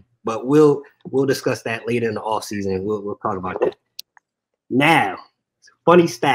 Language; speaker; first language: English; native; English